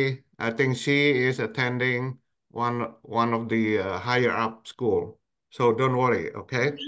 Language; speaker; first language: English; non-native, local second language; Indonesian